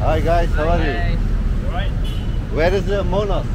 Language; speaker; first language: English; non-native, learner; Turkish